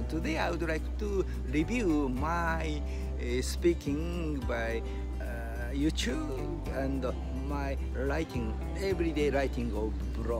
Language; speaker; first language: English; non-native, learner; Japanese